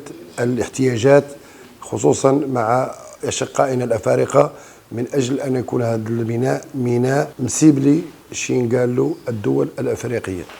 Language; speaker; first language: Arabic; native; Arabic